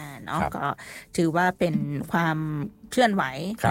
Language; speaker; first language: Thai; non-native, local second language; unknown